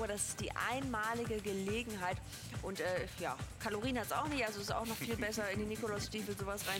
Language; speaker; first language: German; native; German